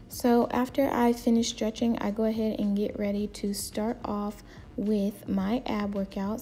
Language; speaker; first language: English; native; English